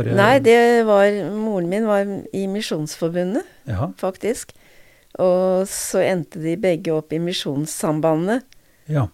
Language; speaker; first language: Norwegian; native; Norwegian